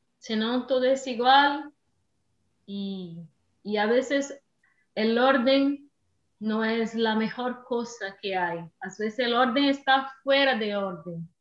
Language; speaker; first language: Spanish; non-native, learner; Portuguese